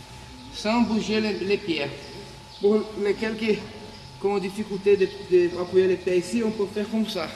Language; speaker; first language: French; non-native, learner; Portuguese